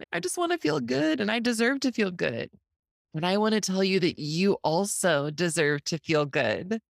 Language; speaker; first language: English; native; English